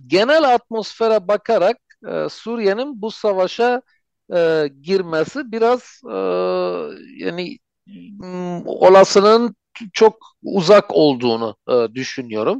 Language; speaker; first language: Turkish; non-native, fluent; Armenian